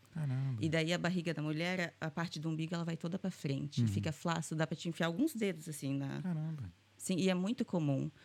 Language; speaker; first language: Portuguese; native; Portuguese